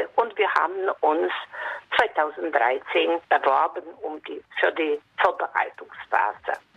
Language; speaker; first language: German; non-native, fluent; Polish